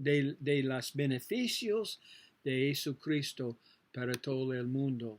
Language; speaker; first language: Spanish; non-native, learner; English